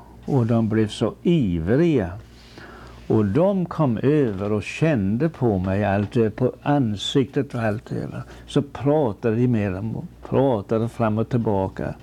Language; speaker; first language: Swedish; early bilingual, heritage; Swedish